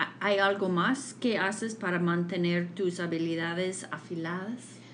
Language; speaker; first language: Spanish; non-native, fluent; English